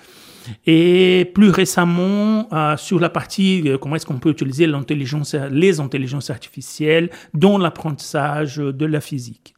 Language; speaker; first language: French; non-native, fluent; Portuguese